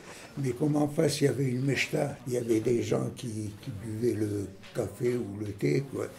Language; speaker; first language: French; native; French